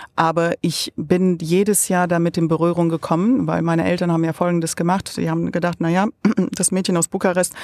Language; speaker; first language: German; non-native, fluent; Romanian